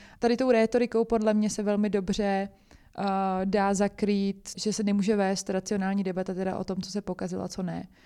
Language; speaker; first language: Czech; native; Czech